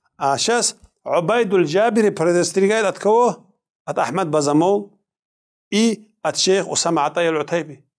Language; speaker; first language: Russian; non-native, local second language; Kumyk